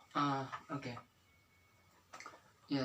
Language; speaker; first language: English; non-native, learner; Indonesian